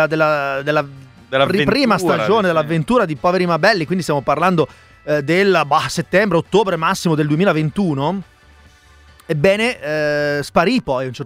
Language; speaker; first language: Italian; native; Italian